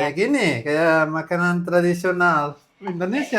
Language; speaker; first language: Indonesian; non-native, learner; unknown